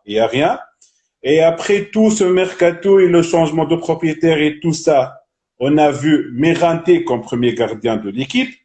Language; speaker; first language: French; non-native, local second language; Arabic